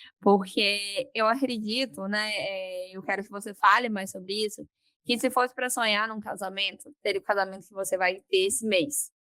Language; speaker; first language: Portuguese; native; Portuguese